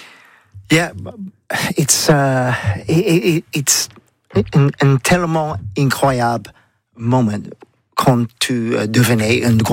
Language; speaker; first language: French; non-native, learner; English